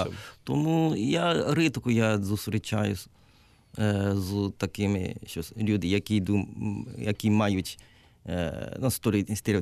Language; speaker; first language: Ukrainian; non-native, learner; Japanese